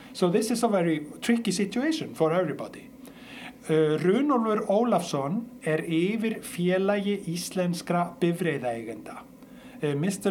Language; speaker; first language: English; non-native, fluent; Icelandic